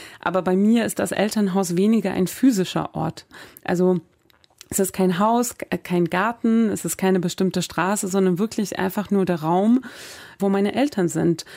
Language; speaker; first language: German; early bilingual, other home language; Persian